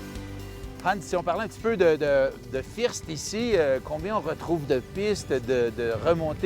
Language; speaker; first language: French; native; French